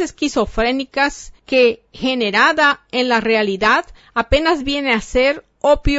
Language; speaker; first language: Spanish; native; Spanish